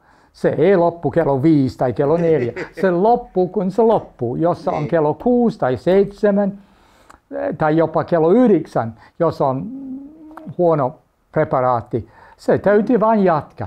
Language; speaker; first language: Finnish; non-native, fluent; English